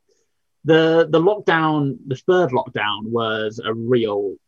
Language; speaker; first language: English; native; English